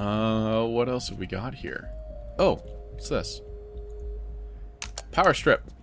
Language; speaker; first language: English; native; English